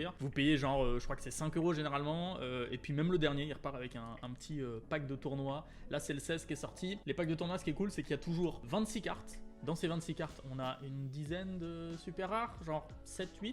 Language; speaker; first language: French; native; French